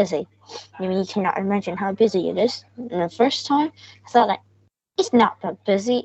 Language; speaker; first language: English; non-native, learner; Vietnamese